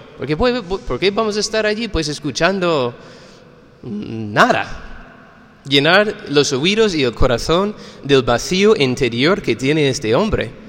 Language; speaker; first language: Spanish; non-native, fluent; English